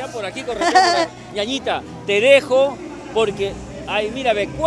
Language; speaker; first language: Spanish; native; Spanish